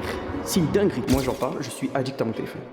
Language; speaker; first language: French; native; French